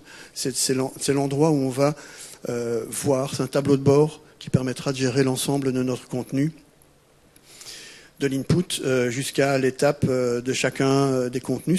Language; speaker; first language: French; native; French